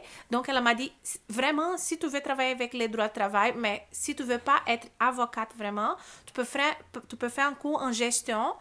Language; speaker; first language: French; non-native, learner; Portuguese